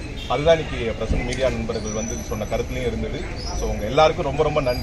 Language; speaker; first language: Tamil; native; Tamil